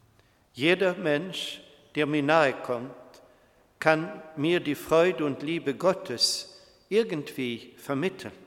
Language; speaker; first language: German; non-native, fluent; Swedish